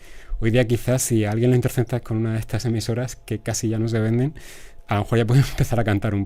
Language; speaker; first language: Spanish; native; Spanish